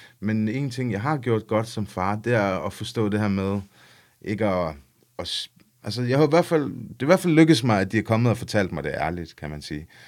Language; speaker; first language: Danish; early bilingual, other home language; English